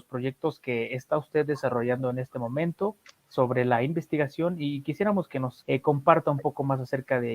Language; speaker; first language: Spanish; native; Spanish